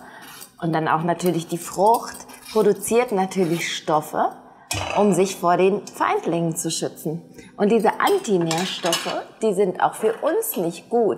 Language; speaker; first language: German; native; German